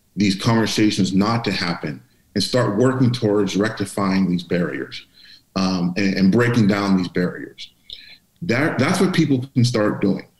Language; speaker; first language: English; native; English